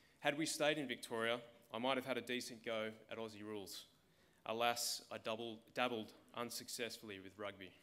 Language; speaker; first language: English; native; English